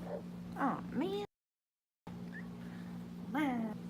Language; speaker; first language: English; native; English